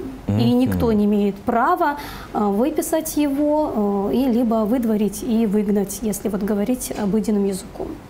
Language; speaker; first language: Russian; native; Russian